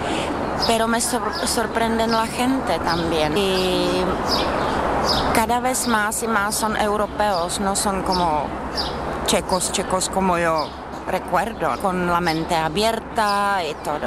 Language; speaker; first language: Spanish; non-native, fluent; Czech